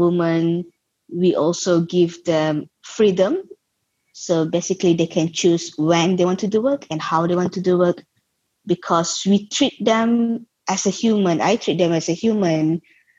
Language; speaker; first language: English; non-native, local second language; Malay